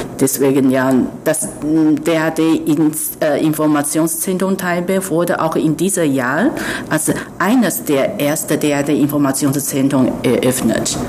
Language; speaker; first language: German; non-native, fluent; Chinese